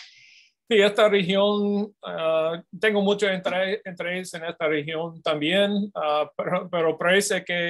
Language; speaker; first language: Spanish; non-native, fluent; English